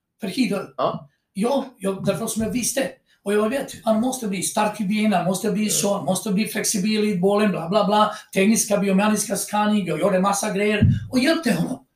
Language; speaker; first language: Swedish; non-native, fluent; Croatian